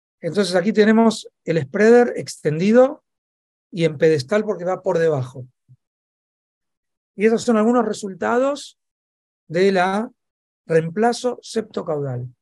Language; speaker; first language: Spanish; native; Spanish